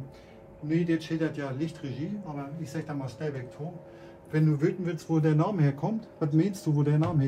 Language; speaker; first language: German; native; German